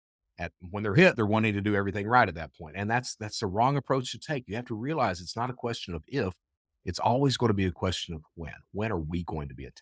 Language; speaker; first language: English; native; English